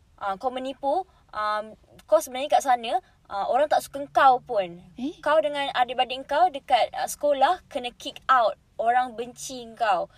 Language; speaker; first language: Malay; native; Malay